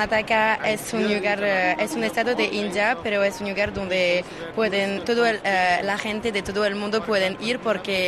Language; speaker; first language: Spanish; non-native, learner; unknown